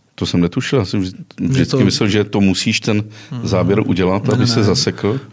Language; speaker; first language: Czech; native; Czech